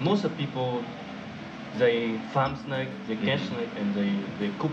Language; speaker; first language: English; non-native, learner; Vietnamese